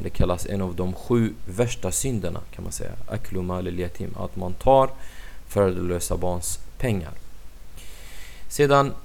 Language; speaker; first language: Swedish; non-native, fluent; Arabic